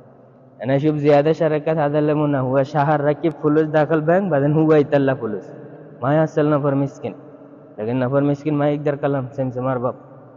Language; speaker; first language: Arabic; non-native, learner; Bangla